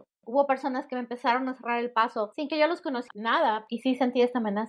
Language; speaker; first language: Spanish; native; Spanish